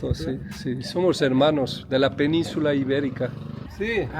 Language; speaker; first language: Spanish; non-native, learner; Portuguese